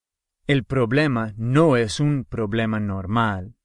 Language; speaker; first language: Spanish; non-native, fluent; English